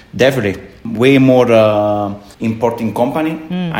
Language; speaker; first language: English; non-native, fluent; Italian